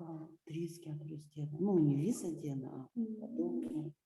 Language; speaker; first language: Lithuanian; non-native, local second language; Russian